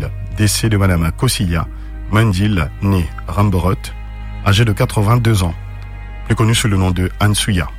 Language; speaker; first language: French; non-native, local second language; Morisyen